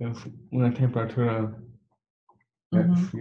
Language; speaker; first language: Spanish; non-native, learner; English